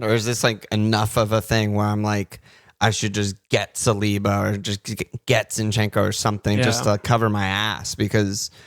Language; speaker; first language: English; native; English